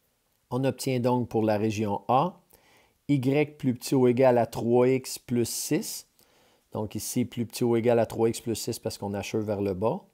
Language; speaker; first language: French; native; French